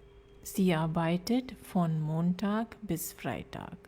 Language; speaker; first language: German; non-native, fluent; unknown